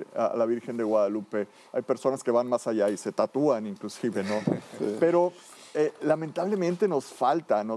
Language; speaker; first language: Spanish; native; Spanish